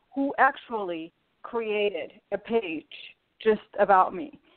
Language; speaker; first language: English; early bilingual, other home language; Portuguese